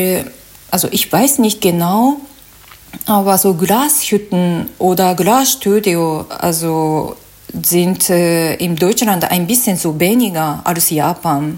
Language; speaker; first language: German; non-native, learner; Japanese